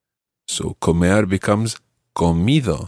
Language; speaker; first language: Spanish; non-native, fluent; English